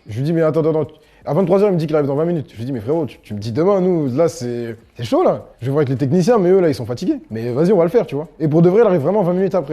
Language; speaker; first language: French; native; French